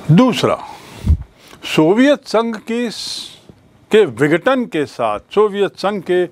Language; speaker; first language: Hindi; native; Hindi